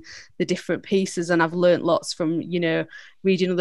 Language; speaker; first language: English; native; English